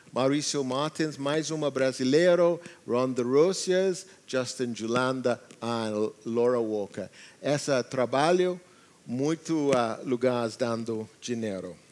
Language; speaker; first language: Portuguese; non-native, learner; English